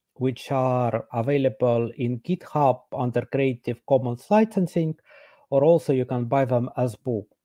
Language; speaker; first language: English; non-native, fluent; Estonian